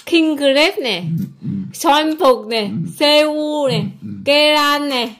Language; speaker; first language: Korean; non-native, learner; Vietnamese